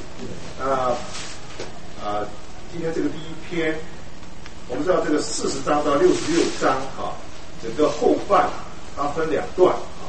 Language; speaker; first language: Chinese; native; Chinese